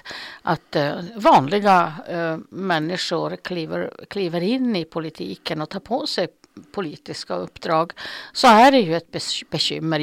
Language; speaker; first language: Swedish; native; Swedish